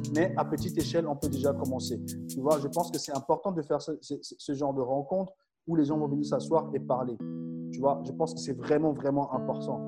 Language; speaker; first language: French; non-native, fluent; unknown